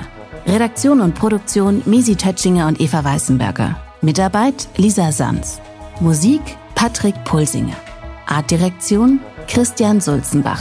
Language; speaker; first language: German; native; German